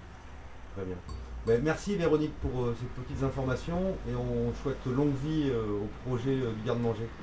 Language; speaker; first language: French; native; French